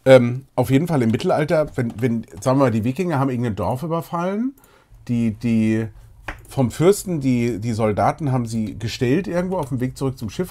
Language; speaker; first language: German; native; German